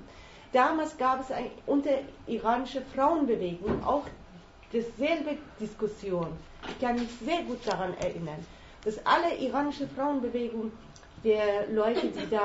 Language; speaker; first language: German; non-native, learner; Persian